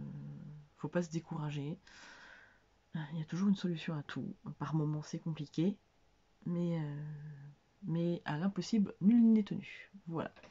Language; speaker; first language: French; native; French